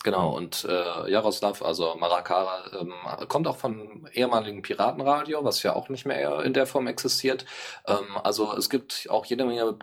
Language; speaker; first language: German; native; German